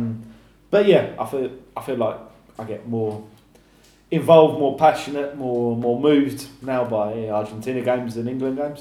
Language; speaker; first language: English; native; English